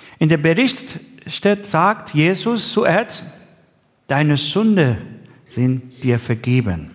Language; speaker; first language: German; non-native, learner; Persian